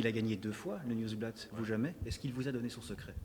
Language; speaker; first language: French; native; French